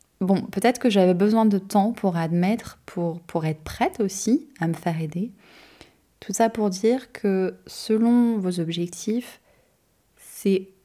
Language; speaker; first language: French; native; French